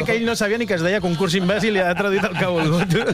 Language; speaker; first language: Catalan; native; Catalan